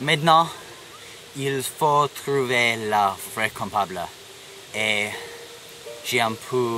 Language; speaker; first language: French; non-native, learner; English